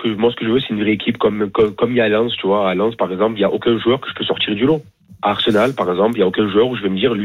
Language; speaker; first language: French; native; French